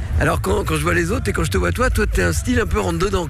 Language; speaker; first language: French; native; French